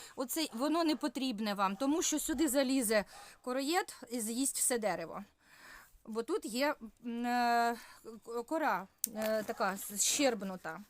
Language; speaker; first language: Ukrainian; non-native, local second language; Russian